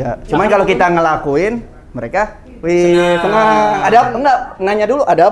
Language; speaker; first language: Indonesian; native; Indonesian